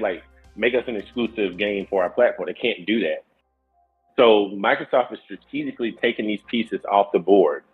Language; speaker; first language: English; native; English